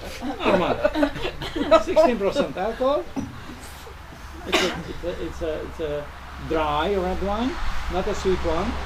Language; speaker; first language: English; non-native, learner; Romanian